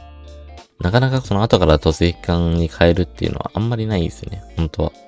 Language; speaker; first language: Japanese; native; Japanese